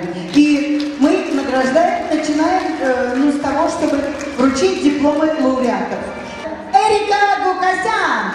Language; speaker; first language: Russian; native; Russian